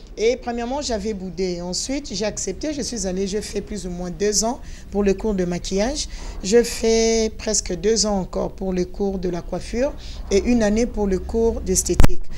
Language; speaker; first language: French; non-native, local second language; Lingala